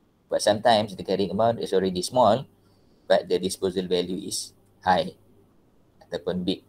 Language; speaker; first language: English; non-native, local second language; Malay